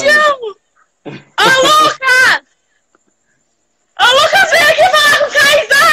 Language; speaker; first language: Portuguese; native; Portuguese